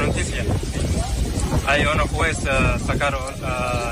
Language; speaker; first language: Spanish; non-native, learner; Arabic